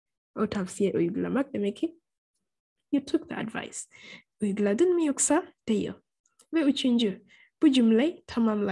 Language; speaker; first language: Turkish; non-native, fluent; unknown